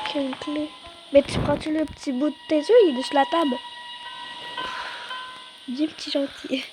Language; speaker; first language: French; native; French